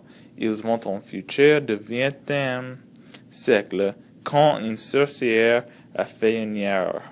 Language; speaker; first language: French; non-native, learner; English